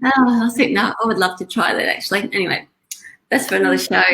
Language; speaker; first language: English; native; English